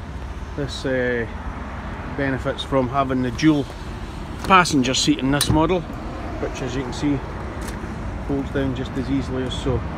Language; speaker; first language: English; native; English